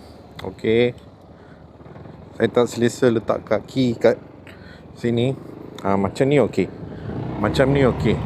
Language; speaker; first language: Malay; non-native, local second language; Tamil